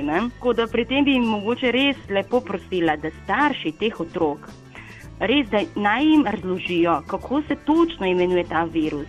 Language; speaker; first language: Slovenian; early bilingual, other home language; Chinese